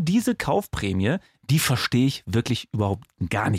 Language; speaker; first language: German; native; German